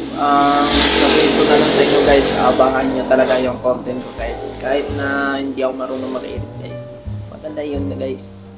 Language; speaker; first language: Filipino; non-native, local second language; Cebuano